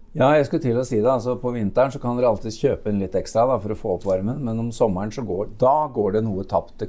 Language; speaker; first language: Norwegian; native; Norwegian